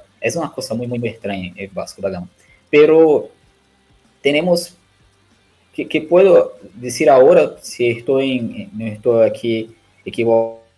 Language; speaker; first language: Spanish; non-native, learner; Portuguese